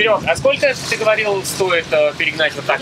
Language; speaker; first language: Russian; native; Russian